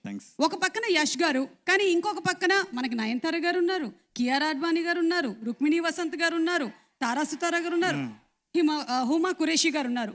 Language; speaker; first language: Telugu; native; Telugu